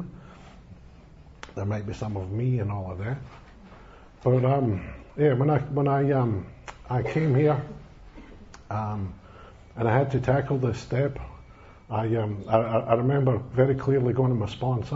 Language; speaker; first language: English; native; English